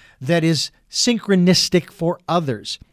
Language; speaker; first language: English; native; English